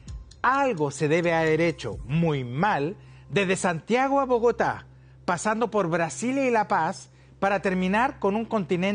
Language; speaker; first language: Spanish; native; Spanish